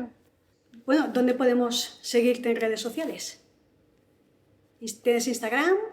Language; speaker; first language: Spanish; native; Spanish